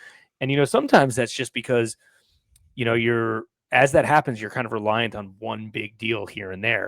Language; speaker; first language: English; native; English